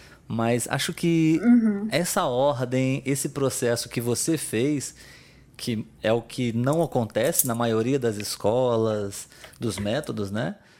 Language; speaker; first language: Portuguese; native; Portuguese